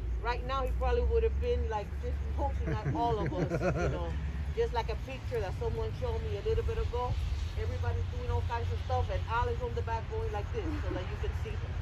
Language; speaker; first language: English; early bilingual, other home language; Spanish